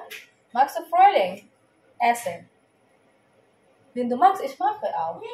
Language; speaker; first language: German; non-native, learner; Filipino